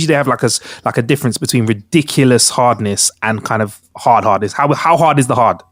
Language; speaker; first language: English; native; English